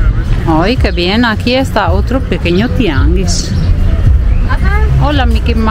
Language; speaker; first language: Spanish; non-native, fluent; Italian